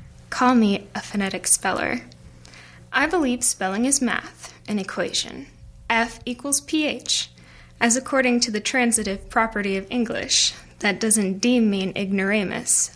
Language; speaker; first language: English; native; English